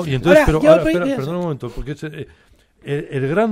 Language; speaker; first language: Spanish; native; Spanish